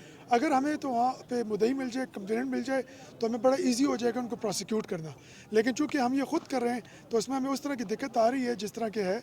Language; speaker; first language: Urdu; non-native, local second language; Pashto